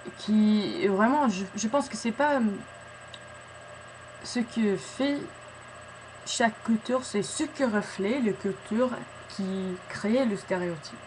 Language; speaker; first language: French; non-native, fluent; English